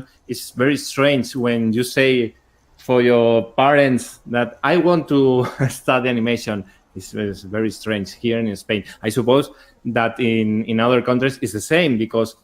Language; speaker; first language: English; non-native, learner; Spanish